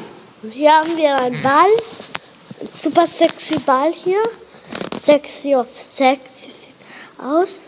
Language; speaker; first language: German; non-native, learner; French